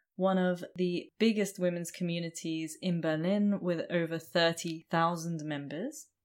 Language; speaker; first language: English; native; English